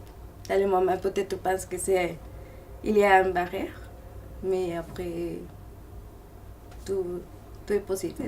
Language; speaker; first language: French; non-native, fluent; Spanish